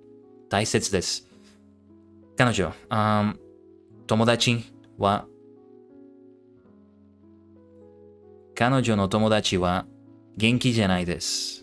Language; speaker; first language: Japanese; non-native, learner; English